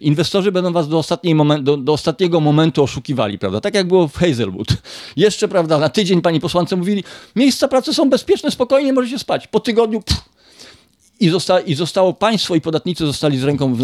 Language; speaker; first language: Polish; native; Polish